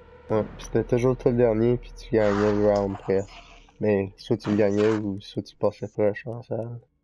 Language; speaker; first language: French; native; French